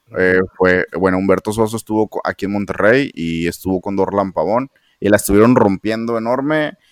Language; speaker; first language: Spanish; native; Spanish